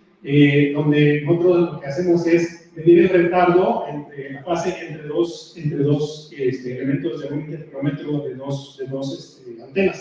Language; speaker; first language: Spanish; native; Spanish